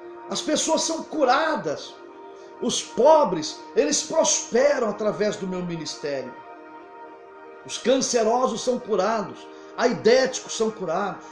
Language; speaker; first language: Portuguese; native; Portuguese